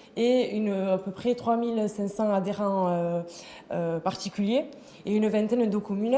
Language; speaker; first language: French; native; French